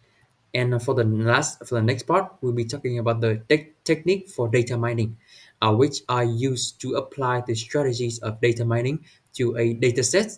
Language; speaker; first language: English; non-native, learner; Vietnamese